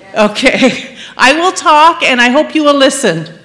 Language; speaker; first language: English; native; English